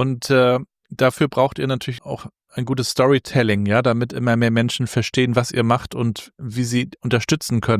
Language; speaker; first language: German; native; German